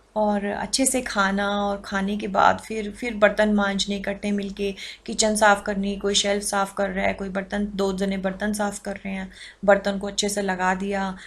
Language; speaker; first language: Hindi; native; Hindi